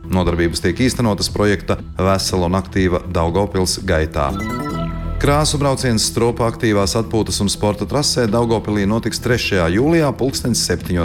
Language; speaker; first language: Latvian; native; Latvian